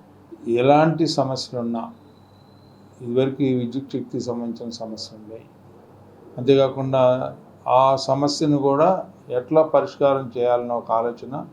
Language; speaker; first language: Telugu; native; Telugu